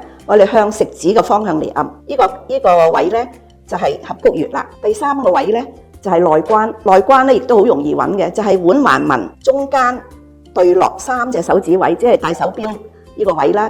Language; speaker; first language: Cantonese; native; Cantonese